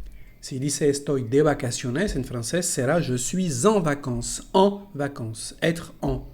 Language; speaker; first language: Spanish; non-native, fluent; French